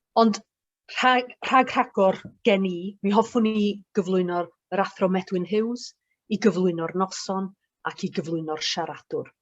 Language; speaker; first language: Welsh; native; Welsh